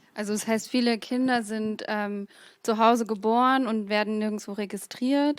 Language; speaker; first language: German; native; German